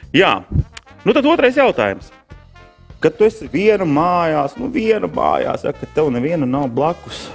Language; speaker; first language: Latvian; native; Latvian